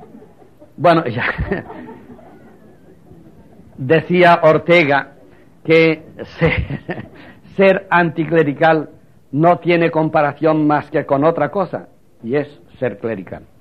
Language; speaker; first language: Spanish; native; Spanish